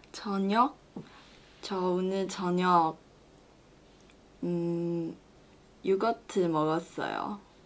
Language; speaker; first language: Korean; non-native, learner; Chinese